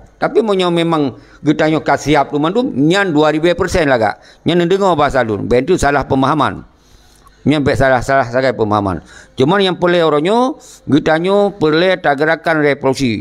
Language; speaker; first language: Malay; non-native, local second language; Achinese